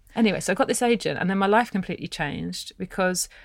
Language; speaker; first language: English; native; English